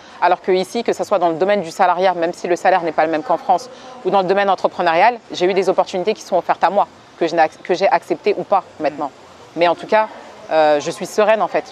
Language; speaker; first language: French; native; French